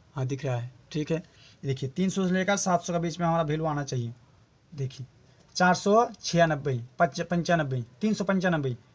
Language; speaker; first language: Hindi; non-native, local second language; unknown